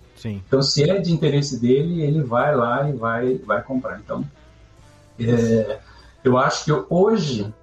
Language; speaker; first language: Portuguese; native; Portuguese